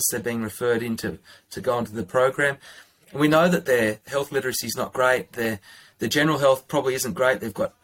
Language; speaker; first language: English; native; English